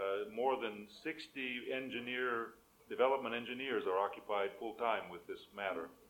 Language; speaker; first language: English; native; English